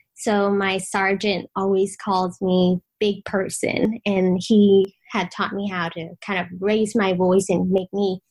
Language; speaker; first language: English; early bilingual, other home language; Vietnamese